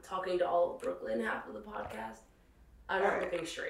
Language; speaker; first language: English; native; English